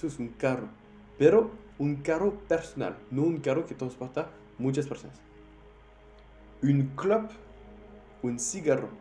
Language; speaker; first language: Spanish; non-native, fluent; French